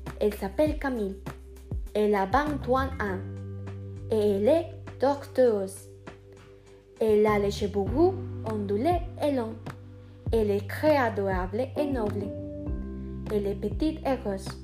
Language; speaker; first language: French; non-native, learner; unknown